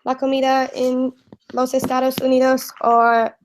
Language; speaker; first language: Spanish; non-native, learner; English